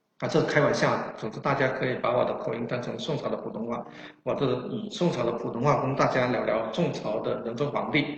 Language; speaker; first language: Chinese; non-native, local second language; Min Nan Chinese